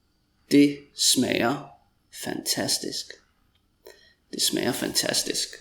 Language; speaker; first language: Danish; non-native, fluent; English